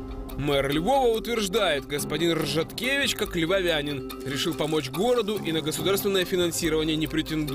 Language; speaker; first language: Russian; non-native, local second language; Ukrainian